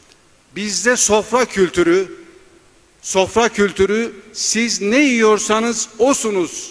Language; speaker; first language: Turkish; native; Turkish